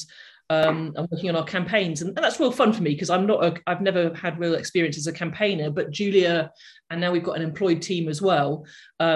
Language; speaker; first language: English; native; English